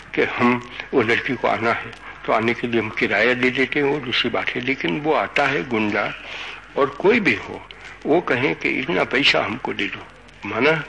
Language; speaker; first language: Hindi; non-native, local second language; Gujarati